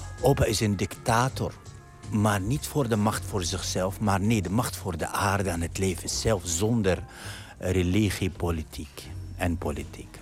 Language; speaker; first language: Dutch; non-native, fluent; Arabic